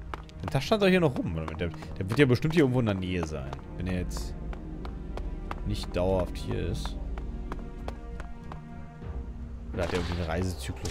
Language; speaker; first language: German; native; German